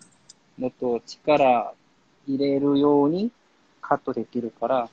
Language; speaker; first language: Japanese; non-native, fluent; Korean